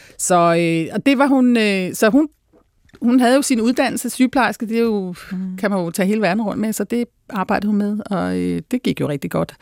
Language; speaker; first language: Danish; native; Danish